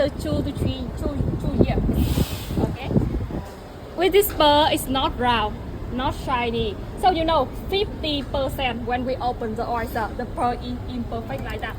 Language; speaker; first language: English; non-native, learner; Vietnamese